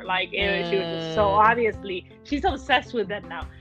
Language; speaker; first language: English; early bilingual, other home language; Spanish